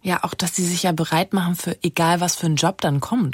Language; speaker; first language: German; native; German